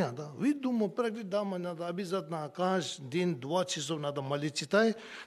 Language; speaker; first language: Russian; non-native, learner; Tibetan